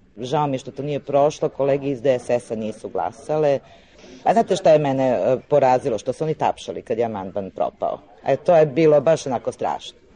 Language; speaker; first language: Serbian; native; Serbian